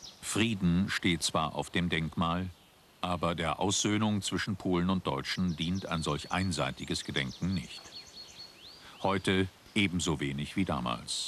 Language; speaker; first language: German; native; German